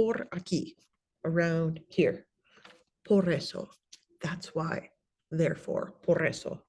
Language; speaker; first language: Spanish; non-native, fluent; English